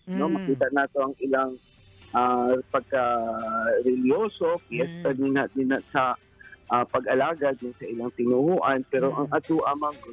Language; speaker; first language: Cebuano; native; Cebuano